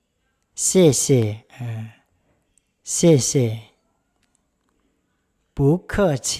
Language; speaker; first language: Chinese; non-native, fluent; Lao